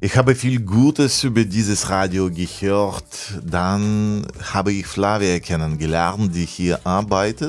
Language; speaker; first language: German; non-native, learner; Russian